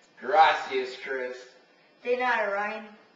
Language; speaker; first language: Spanish; non-native, learner; English